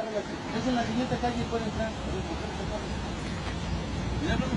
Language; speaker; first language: Spanish; native; Spanish